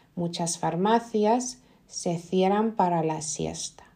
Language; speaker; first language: Spanish; non-native, fluent; Lithuanian